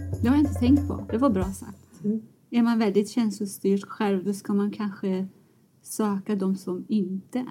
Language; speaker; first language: Swedish; non-native, fluent; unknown